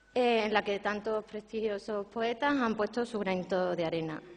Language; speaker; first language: Spanish; native; Spanish